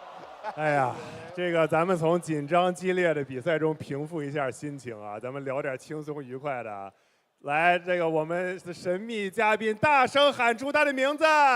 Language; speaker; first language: Chinese; native; Chinese